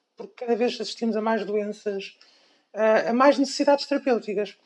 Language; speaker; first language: Portuguese; native; Portuguese